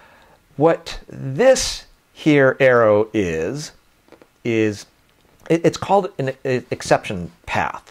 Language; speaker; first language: English; native; English